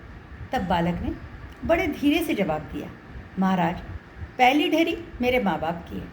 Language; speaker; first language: Hindi; native; Hindi